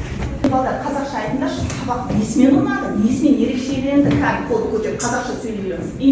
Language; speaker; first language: Kazakh; native; Kazakh